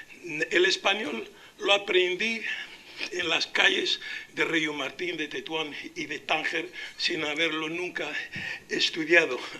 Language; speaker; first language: Spanish; non-native, local second language; Arabic